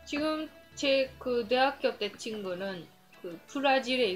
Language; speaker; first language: Korean; non-native, fluent; Japanese